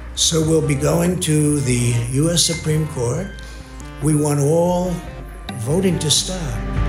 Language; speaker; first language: Norwegian; non-native, fluent; English